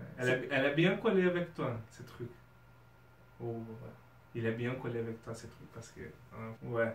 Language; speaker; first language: French; non-native, fluent; Portuguese